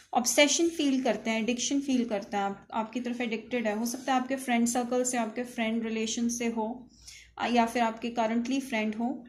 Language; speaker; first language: Hindi; native; Hindi